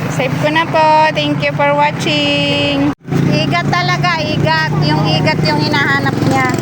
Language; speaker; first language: Filipino; non-native, local second language; Cebuano